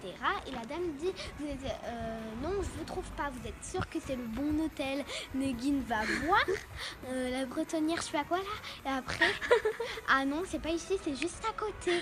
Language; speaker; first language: French; native; French